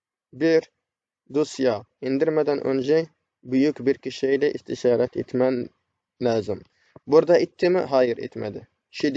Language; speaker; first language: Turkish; non-native, fluent; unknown